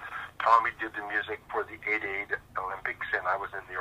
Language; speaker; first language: English; native; English